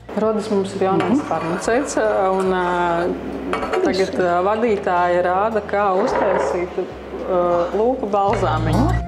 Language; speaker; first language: Latvian; native; Latvian